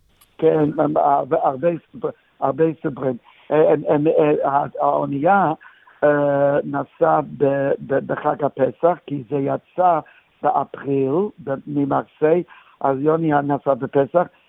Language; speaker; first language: Hebrew; non-native, fluent; English